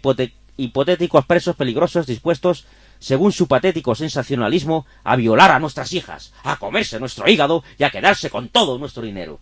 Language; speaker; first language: Spanish; native; Spanish